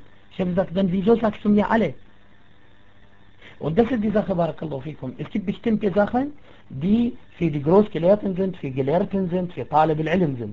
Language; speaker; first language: German; non-native, fluent; Arabic